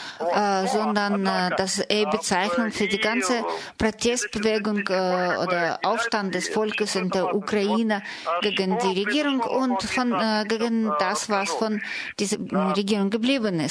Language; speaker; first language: German; non-native, fluent; Russian